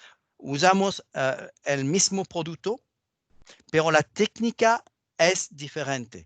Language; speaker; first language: Spanish; non-native, fluent; French